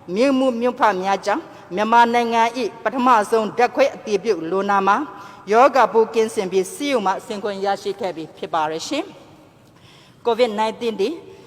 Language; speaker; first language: Burmese; non-native, local second language; Tedim Chin